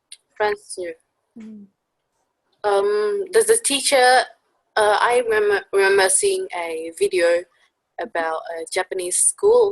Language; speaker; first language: English; non-native, fluent; Indonesian